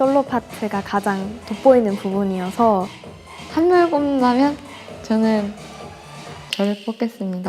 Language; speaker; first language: Korean; non-native, fluent; Thai